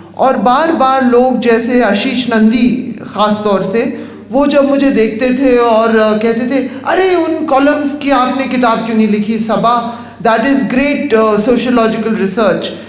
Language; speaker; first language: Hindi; native; Hindi